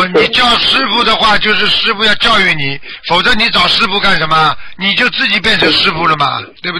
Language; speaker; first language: Chinese; native; Chinese